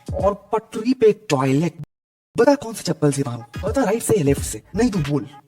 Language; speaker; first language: Hindi; native; Hindi